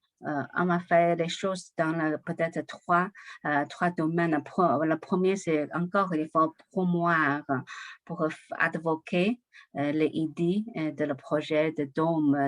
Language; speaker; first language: French; non-native, learner; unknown